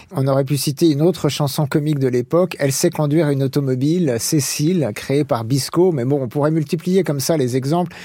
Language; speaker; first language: French; native; French